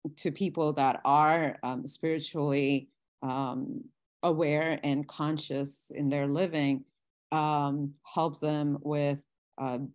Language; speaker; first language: English; non-native, local second language; Gujarati